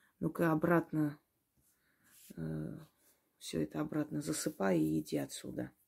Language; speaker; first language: Russian; non-native, local second language; Armenian